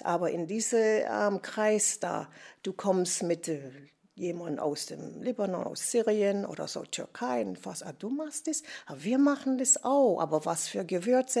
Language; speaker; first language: German; non-native, fluent; English